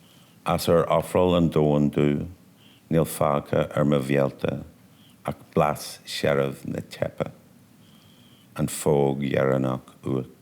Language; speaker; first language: Irish; non-native, local second language; English